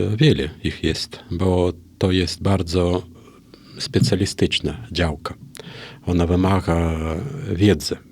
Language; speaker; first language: Polish; non-native, fluent; Russian